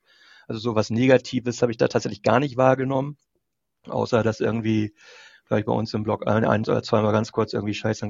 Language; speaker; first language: German; native; German